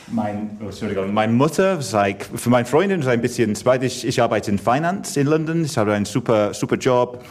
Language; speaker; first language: German; non-native, learner; English